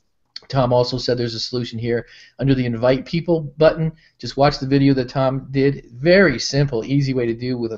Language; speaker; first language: English; native; English